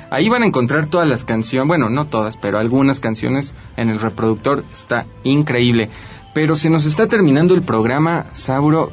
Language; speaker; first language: Spanish; native; Spanish